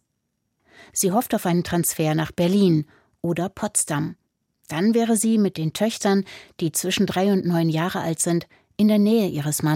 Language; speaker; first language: German; native; German